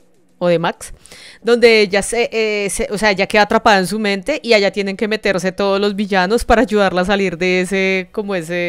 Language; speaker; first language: Spanish; native; Spanish